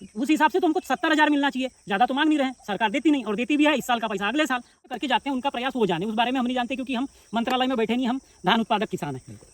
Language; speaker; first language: Hindi; native; Hindi